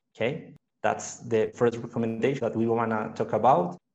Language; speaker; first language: English; non-native, fluent; Spanish